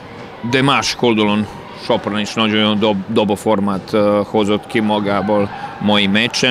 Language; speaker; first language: Hungarian; non-native, learner; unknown